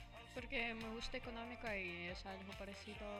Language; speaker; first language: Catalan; non-native, local second language; Spanish